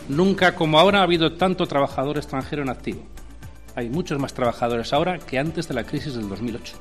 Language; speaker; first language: Spanish; native; Spanish